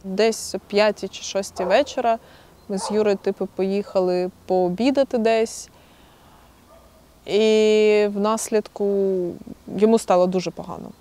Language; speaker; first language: Ukrainian; native; Ukrainian